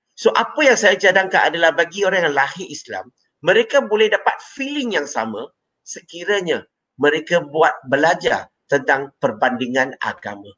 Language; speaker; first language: Malay; non-native, local second language; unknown